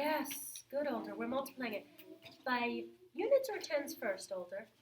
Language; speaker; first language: English; native; English